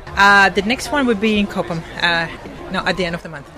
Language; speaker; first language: English; non-native, fluent; Spanish